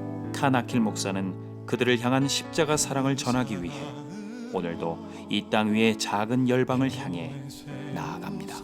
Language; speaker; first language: Korean; native; Korean